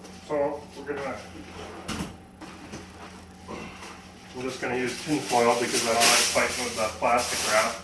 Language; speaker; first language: English; native; English